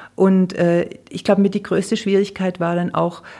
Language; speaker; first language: German; native; German